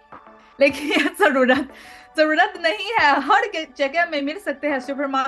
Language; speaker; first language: Hindi; non-native, learner; Chinese